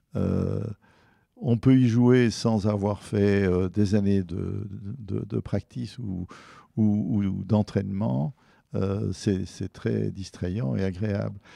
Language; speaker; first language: French; native; French